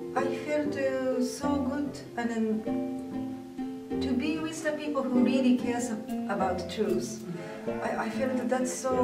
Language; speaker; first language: English; non-native, fluent; Japanese